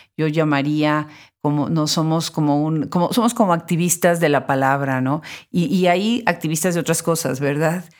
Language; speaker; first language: Spanish; native; Spanish